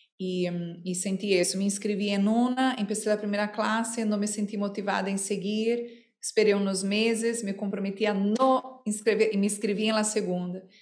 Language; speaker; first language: Spanish; non-native, fluent; Portuguese